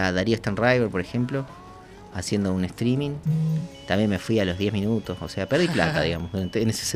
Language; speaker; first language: Spanish; native; Spanish